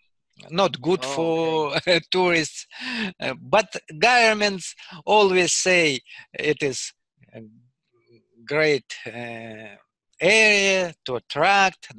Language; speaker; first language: English; non-native, learner; Russian